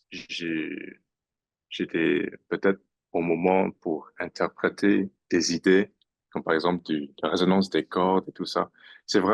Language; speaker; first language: French; non-native, fluent; English